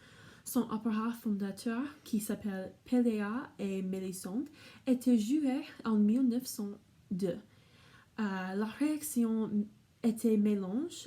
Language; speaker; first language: French; non-native, learner; English